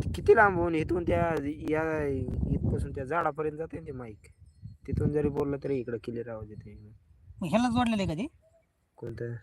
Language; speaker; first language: Hindi; non-native, local second language; Marathi